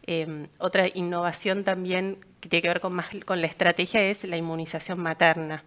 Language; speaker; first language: Spanish; native; Spanish